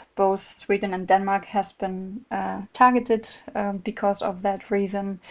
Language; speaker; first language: English; non-native, fluent; German